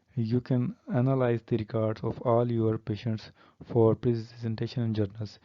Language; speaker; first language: English; non-native, local second language; Urdu